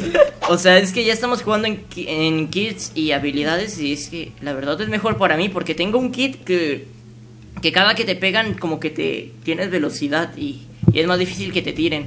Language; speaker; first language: Spanish; native; Spanish